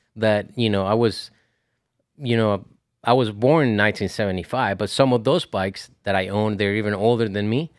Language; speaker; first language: English; non-native, fluent; Spanish